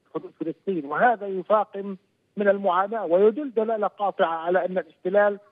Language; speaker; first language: Arabic; native; Arabic